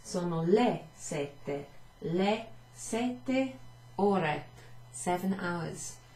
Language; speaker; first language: Italian; non-native, fluent; English